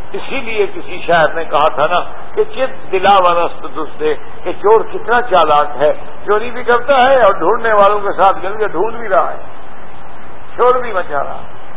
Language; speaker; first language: Urdu; native; Urdu